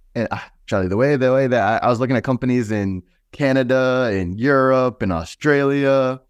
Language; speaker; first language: English; native; English